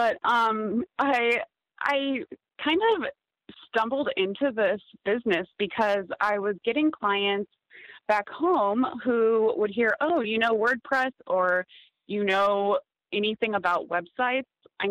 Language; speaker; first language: English; native; English